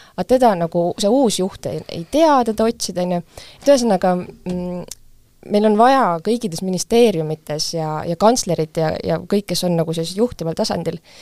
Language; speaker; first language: Estonian; native; Estonian